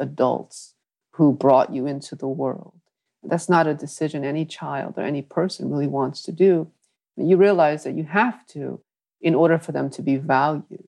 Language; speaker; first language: English; early bilingual, other home language; Vietnamese